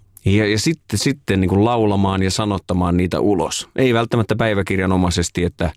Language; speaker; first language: Finnish; native; Finnish